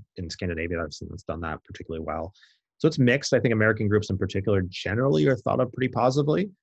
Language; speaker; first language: English; native; English